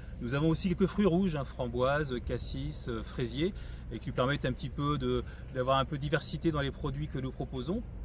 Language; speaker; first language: French; native; French